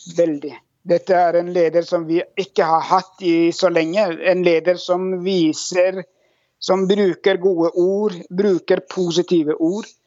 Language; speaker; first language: Norwegian; non-native, fluent; Oromo